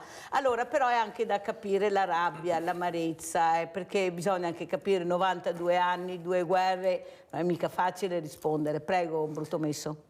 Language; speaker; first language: Italian; native; Italian